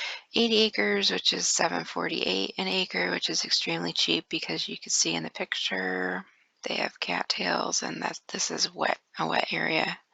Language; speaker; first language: English; native; English